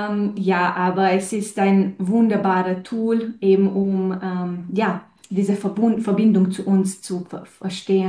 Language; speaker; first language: German; non-native, fluent; Romanian